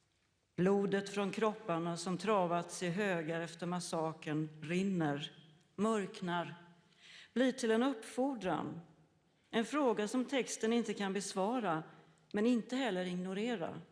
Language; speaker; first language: Swedish; native; Swedish